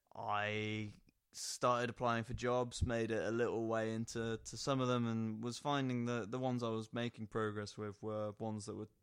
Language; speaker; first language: English; native; English